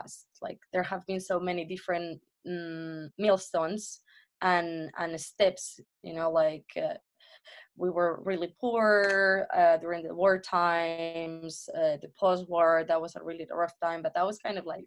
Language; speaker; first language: English; non-native, fluent; Spanish